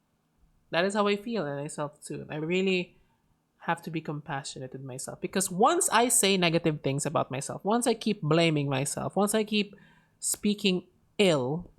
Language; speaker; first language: English; non-native, local second language; Filipino